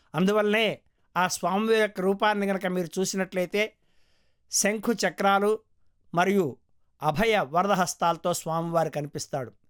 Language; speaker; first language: Telugu; early bilingual, heritage; Telugu